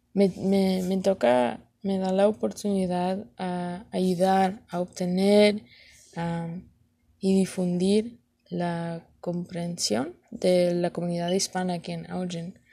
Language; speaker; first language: Spanish; early bilingual, heritage; Spanish